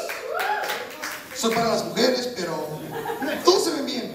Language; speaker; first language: Spanish; non-native, fluent; English